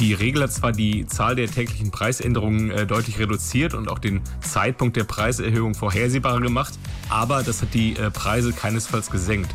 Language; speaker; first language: German; native; German